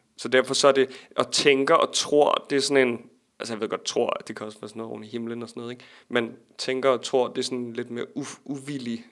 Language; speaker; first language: Danish; native; Danish